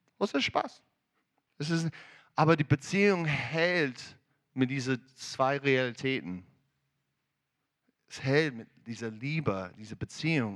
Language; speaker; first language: German; non-native, learner; English